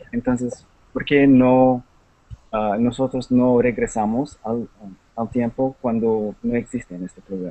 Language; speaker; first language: Spanish; non-native, learner; English